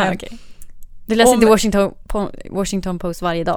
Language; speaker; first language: Swedish; native; Swedish